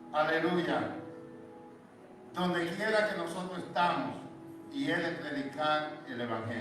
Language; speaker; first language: Spanish; native; Spanish